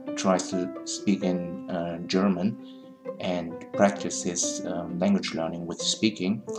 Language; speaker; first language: English; non-native, fluent; German